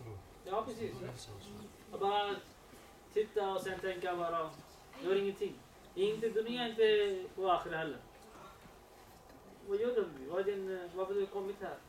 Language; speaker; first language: Swedish; non-native, learner; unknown